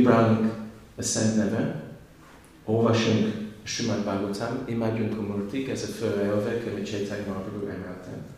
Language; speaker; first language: Hungarian; non-native, learner; English